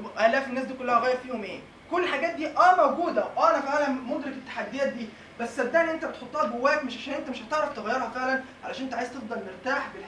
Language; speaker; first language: Arabic; native; Arabic